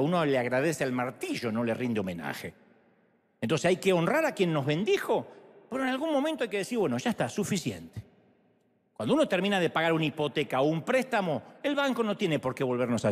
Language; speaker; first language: Spanish; native; Spanish